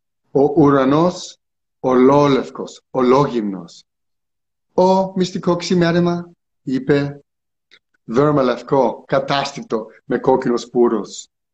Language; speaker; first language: Greek; early bilingual, other home language; English